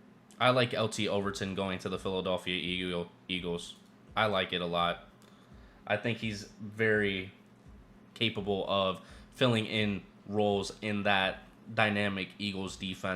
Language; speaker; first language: English; native; English